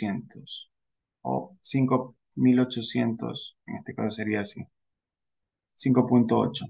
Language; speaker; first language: Spanish; native; Spanish